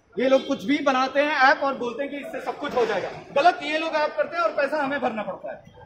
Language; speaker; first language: Hindi; non-native, local second language; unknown